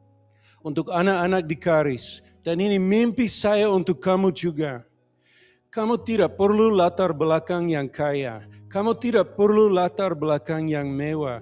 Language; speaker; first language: Indonesian; non-native, learner; English